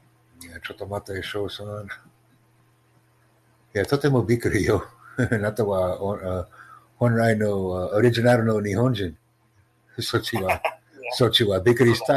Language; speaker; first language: Japanese; non-native, learner; English